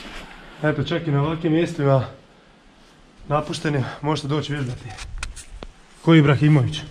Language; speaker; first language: Croatian; native; Croatian